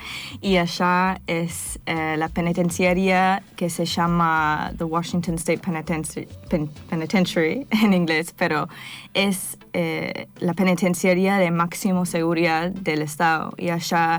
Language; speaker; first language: Spanish; non-native, fluent; English